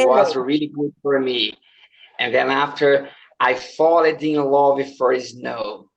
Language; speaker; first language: English; non-native, learner; Portuguese